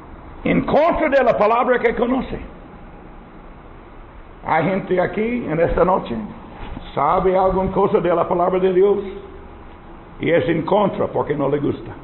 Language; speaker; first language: Spanish; non-native, learner; English